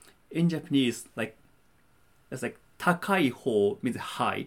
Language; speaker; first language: English; non-native, fluent; Japanese